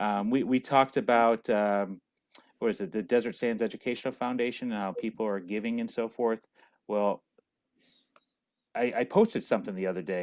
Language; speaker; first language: English; native; English